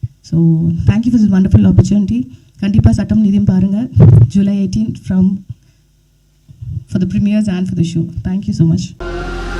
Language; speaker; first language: English; non-native, local second language; Tamil